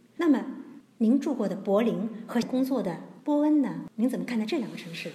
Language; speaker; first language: Chinese; native; Chinese